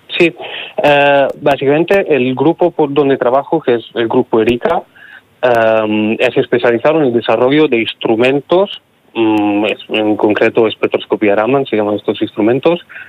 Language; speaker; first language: Spanish; non-native, fluent; Italian